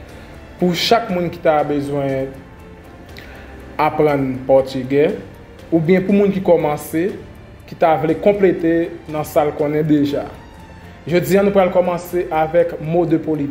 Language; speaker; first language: French; non-native, learner; Haitian Creole